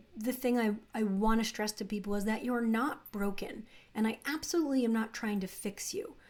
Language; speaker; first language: English; native; English